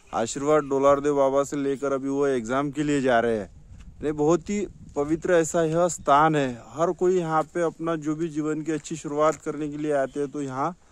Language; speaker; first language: Hindi; non-native, local second language; Marathi